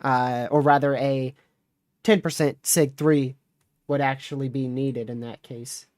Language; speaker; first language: English; native; English